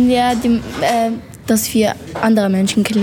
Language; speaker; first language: German; non-native, learner; Arabic